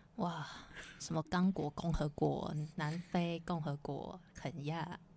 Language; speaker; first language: Chinese; native; Chinese